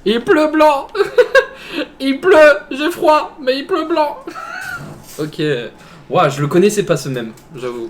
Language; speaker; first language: French; native; French